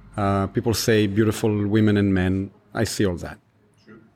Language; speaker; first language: English; non-native, fluent; Hebrew